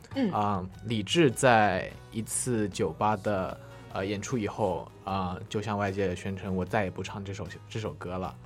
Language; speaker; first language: Chinese; native; Chinese